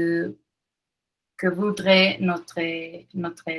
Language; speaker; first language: French; non-native, learner; Spanish